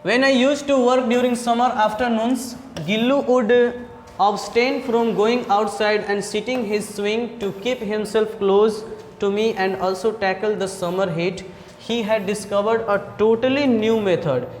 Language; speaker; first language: English; non-native, local second language; Hindi